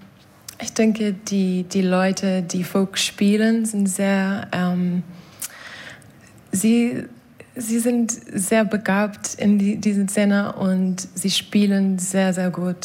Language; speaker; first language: German; non-native, learner; English